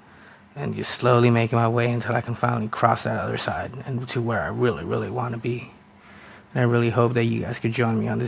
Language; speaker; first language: English; early bilingual, other home language; Spanish